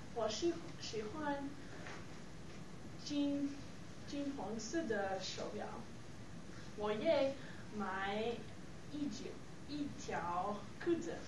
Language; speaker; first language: Chinese; non-native, learner; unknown